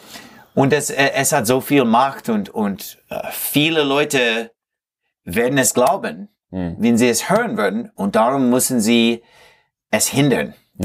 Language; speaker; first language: German; non-native, fluent; English